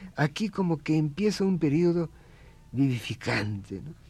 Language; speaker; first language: Spanish; non-native, fluent; Russian